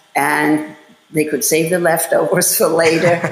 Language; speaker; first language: English; non-native, fluent; German